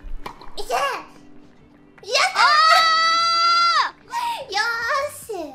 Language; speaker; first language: Japanese; native; Japanese